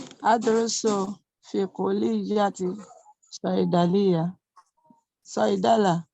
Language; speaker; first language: Arabic; non-native, learner; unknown